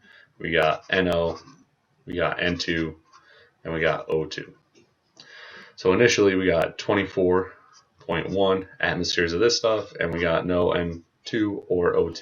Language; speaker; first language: English; native; English